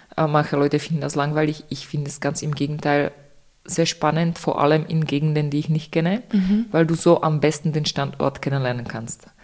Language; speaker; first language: German; non-native, fluent; Czech